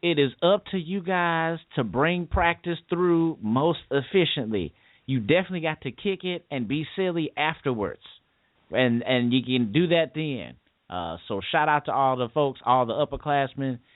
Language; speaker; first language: English; native; English